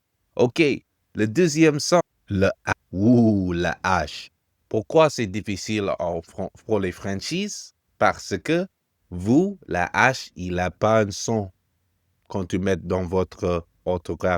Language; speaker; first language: French; non-native, fluent; English